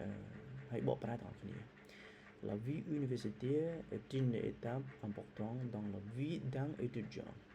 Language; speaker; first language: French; non-native, fluent; Khmer